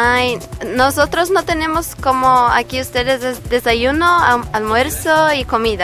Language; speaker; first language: Spanish; non-native, learner; Portuguese